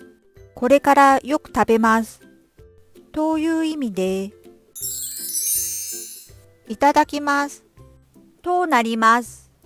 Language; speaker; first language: Japanese; non-native, fluent; Korean